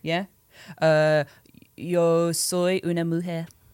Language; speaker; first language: Spanish; non-native, learner; English